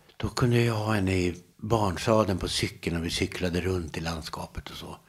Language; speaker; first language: Swedish; native; Swedish